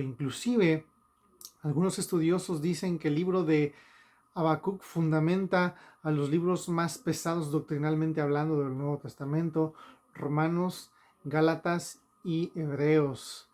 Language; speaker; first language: Spanish; native; Spanish